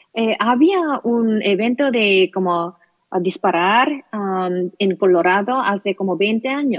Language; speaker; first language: Spanish; non-native, learner; Korean